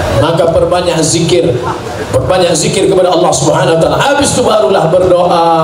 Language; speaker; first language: Indonesian; native; Indonesian